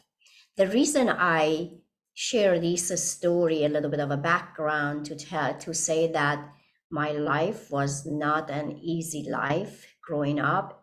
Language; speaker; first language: English; non-native, fluent; Persian